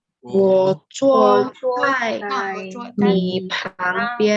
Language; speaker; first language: Chinese; non-native, learner; Indonesian